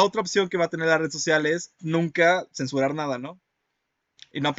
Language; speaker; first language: Spanish; native; Spanish